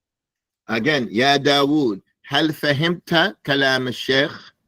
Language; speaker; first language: Arabic; non-native, fluent; English